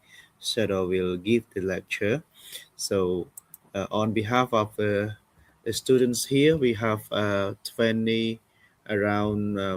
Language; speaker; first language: English; non-native, fluent; Khmer